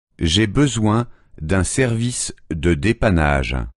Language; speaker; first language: French; native; French